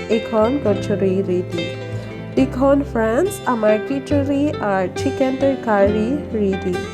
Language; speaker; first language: Bangla; non-native, learner; Filipino